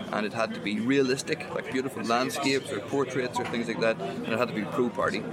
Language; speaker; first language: English; native; English